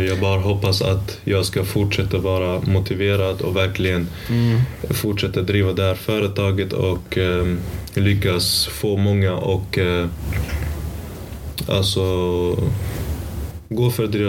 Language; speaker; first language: Swedish; early bilingual, other home language; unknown